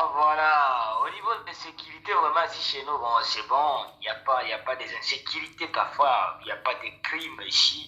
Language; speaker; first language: French; non-native, local second language; Rundi